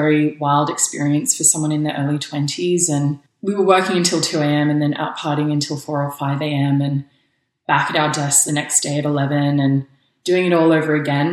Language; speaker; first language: English; native; English